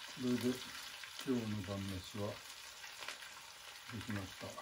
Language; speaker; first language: Japanese; native; Japanese